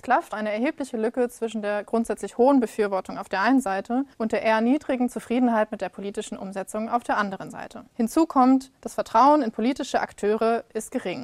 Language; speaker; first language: German; native; German